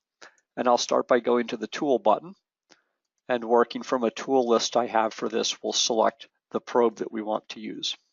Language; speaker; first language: English; native; English